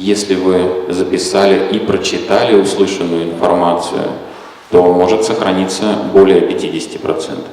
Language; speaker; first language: Russian; native; Russian